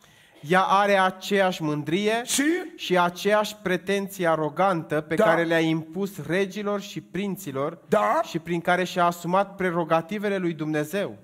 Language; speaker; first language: Romanian; native; Romanian